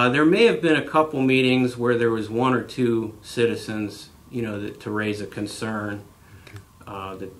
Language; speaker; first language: English; native; English